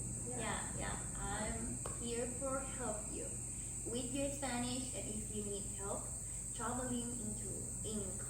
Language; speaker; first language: English; non-native, learner; Spanish